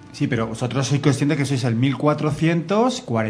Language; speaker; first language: Spanish; native; Spanish